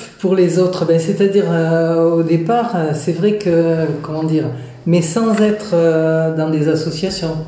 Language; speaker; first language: French; native; French